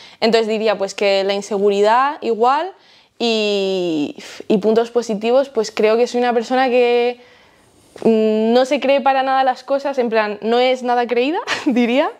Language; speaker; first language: Spanish; early bilingual, heritage; Spanish